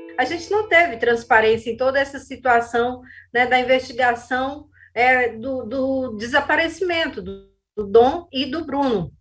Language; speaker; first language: Portuguese; native; Portuguese